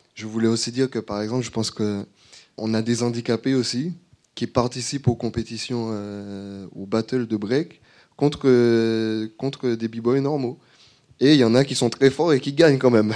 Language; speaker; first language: French; native; French